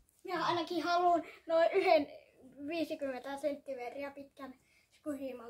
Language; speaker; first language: Finnish; native; Finnish